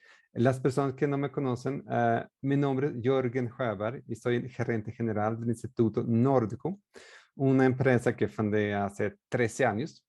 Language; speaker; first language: Spanish; non-native, fluent; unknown